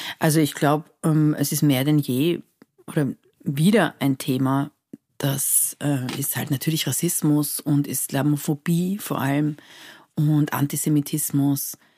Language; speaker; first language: German; early bilingual, other home language; Persian